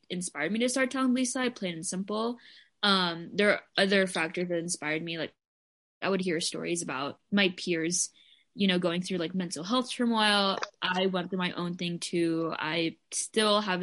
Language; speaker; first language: English; non-native, local second language; Filipino